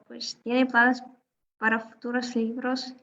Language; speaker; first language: Spanish; non-native, fluent; Russian